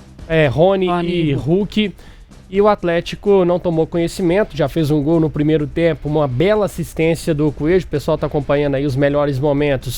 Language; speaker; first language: Portuguese; native; Portuguese